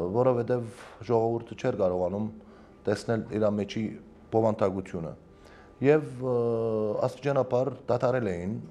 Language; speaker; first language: Armenian; early bilingual, heritage; Armenian